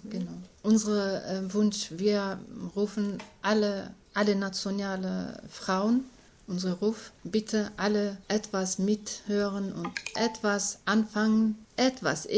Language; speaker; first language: German; non-native, learner; Kurdish